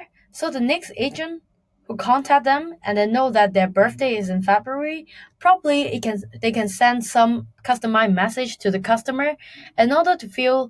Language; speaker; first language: English; non-native, fluent; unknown